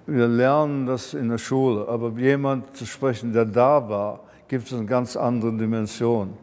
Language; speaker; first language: German; early bilingual, heritage; German